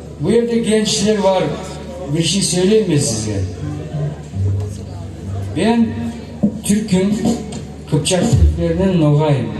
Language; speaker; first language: Turkish; non-native, learner; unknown